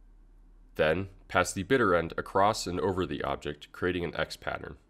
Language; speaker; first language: English; native; English